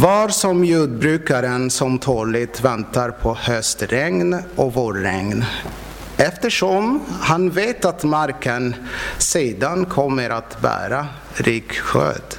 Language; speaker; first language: Swedish; non-native, fluent; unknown